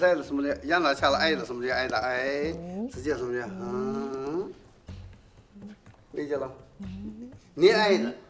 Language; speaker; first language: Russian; non-native, learner; Chinese